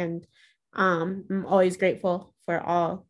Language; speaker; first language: English; early bilingual, other home language; Spanish